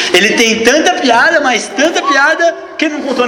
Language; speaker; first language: Portuguese; native; Portuguese